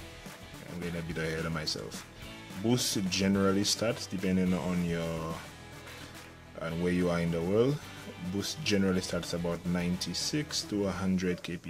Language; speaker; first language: English; native; English